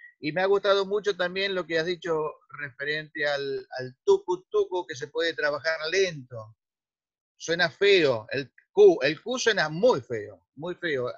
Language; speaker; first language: Spanish; native; Spanish